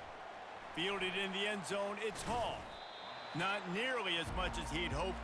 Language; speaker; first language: English; native; English